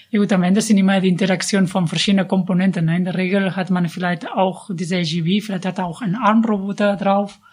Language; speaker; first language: German; non-native, fluent; Catalan